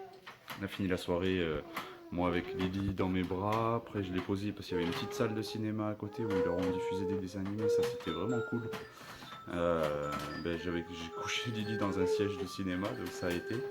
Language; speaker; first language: French; native; French